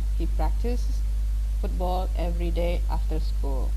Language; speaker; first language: English; non-native, fluent; Indonesian